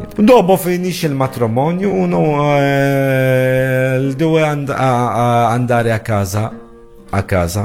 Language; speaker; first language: Italian; non-native, learner; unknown